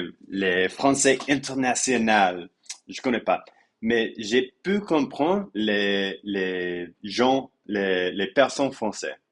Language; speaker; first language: French; non-native, learner; English